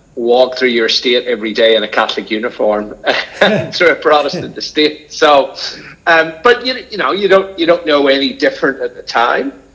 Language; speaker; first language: English; native; English